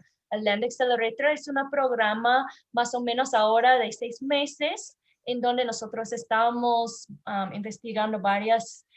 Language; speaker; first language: Spanish; non-native, learner; English